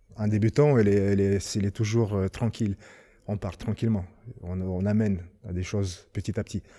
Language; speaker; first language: French; non-native, fluent; Lithuanian